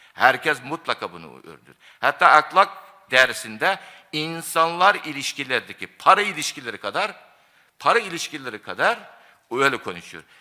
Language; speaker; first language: Turkish; non-native, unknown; Japanese